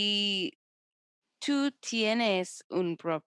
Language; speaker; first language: Spanish; non-native, learner; English